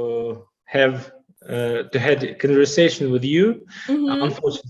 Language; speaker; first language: English; non-native, learner; Russian